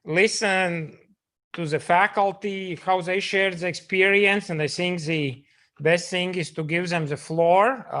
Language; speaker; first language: English; non-native, fluent; Latvian